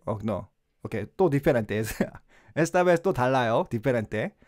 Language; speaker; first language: Spanish; non-native, learner; Korean